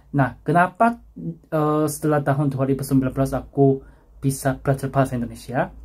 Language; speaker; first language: Indonesian; non-native, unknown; Korean